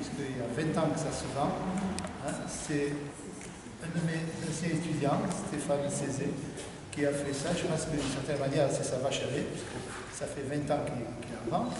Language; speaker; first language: French; native; French